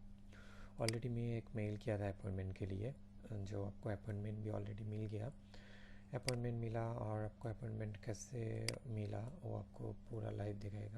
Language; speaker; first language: Hindi; non-native, fluent; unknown